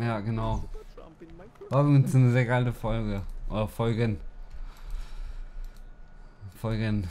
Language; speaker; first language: German; native; German